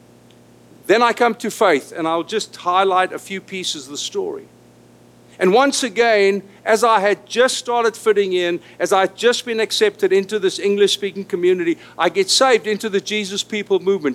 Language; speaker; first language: English; non-native, local second language; Afrikaans